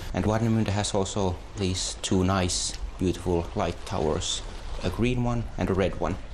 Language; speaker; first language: English; non-native, fluent; Finnish